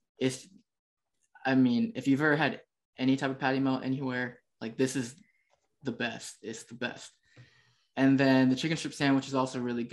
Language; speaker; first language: English; native; English